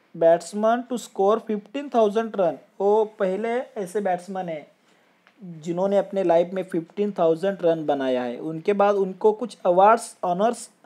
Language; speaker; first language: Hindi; non-native, local second language; Marathi